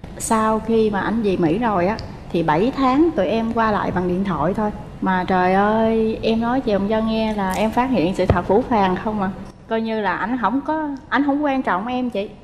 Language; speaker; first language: Vietnamese; native; Vietnamese